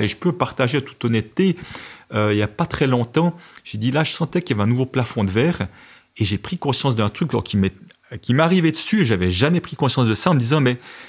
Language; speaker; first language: French; native; French